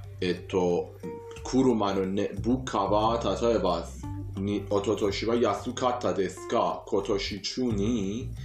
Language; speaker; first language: Japanese; non-native, fluent; Persian